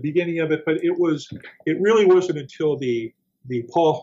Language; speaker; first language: English; native; English